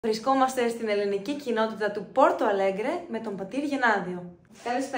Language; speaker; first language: Greek; native; Greek